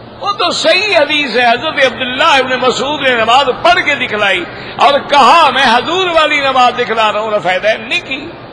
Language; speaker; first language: Urdu; native; Urdu